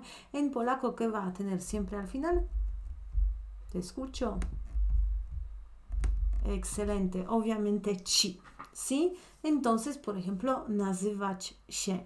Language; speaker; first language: Spanish; non-native, fluent; Polish